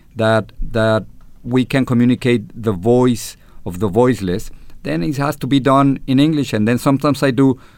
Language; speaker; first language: English; non-native, fluent; Spanish